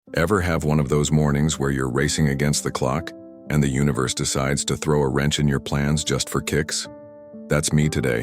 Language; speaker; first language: English; native; English